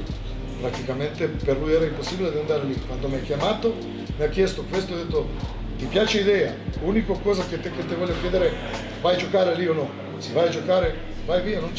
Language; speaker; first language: Italian; non-native, fluent; Serbian